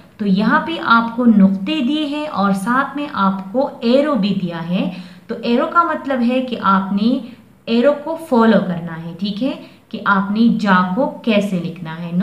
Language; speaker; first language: Urdu; non-native, local second language; Pashto